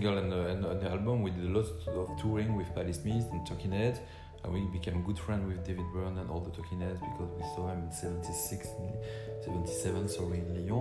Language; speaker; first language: English; non-native, learner; French